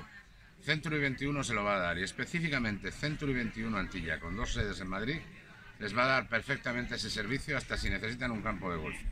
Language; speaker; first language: Spanish; native; Spanish